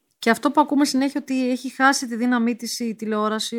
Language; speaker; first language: Greek; native; Greek